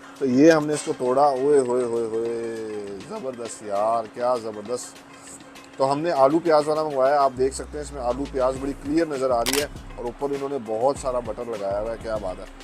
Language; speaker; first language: Urdu; non-native, local second language; Punjabi